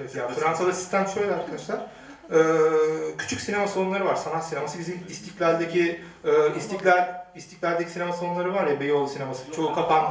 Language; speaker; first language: Turkish; native; Turkish